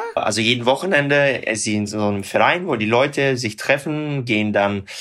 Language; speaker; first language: German; non-native, fluent; Russian